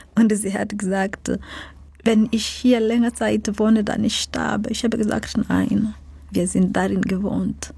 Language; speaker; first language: German; non-native, fluent; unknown